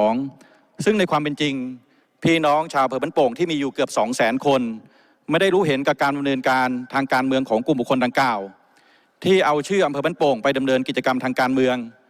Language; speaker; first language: Thai; native; Thai